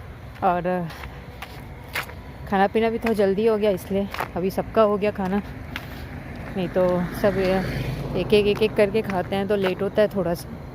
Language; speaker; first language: Hindi; native; Hindi